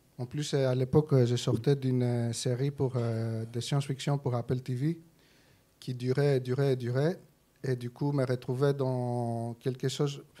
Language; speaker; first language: French; non-native, fluent; Greek